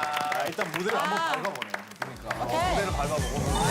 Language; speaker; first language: Korean; non-native, fluent; Spanish